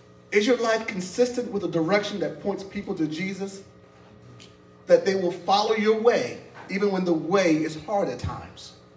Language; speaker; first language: English; native; English